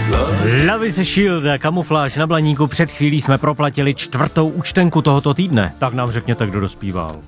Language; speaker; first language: Czech; native; Czech